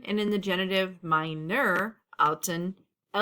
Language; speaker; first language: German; non-native, fluent; English